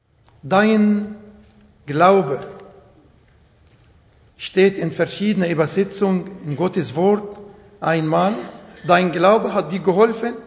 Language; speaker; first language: German; non-native, fluent; Arabic